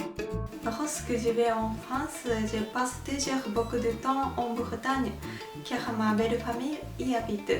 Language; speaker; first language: French; non-native, fluent; Japanese